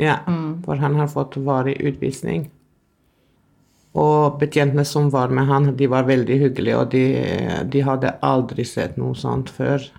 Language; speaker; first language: Norwegian; non-native, fluent; Albanian